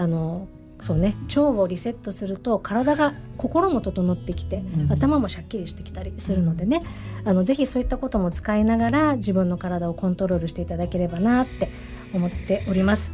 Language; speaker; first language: Japanese; native; Japanese